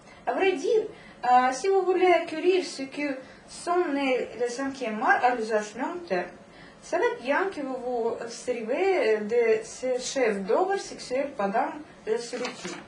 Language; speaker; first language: French; non-native, learner; Russian